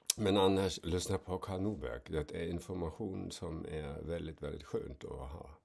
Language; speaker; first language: Swedish; non-native, fluent; German